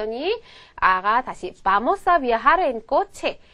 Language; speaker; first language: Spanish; non-native, fluent; Korean